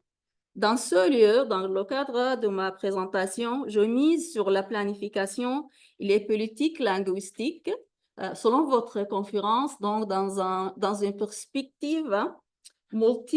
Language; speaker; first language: French; non-native, fluent; Arabic